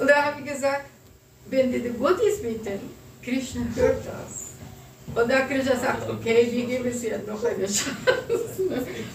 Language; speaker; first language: German; non-native, fluent; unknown